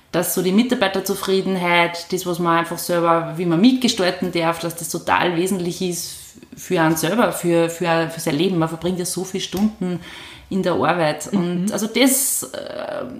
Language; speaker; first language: German; native; German